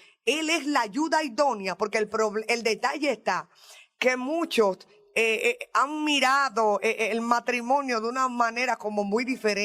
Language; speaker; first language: Spanish; native; Spanish